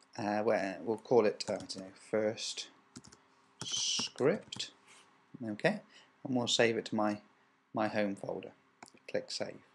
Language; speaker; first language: English; native; English